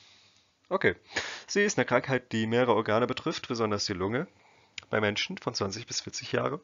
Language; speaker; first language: German; non-native, fluent; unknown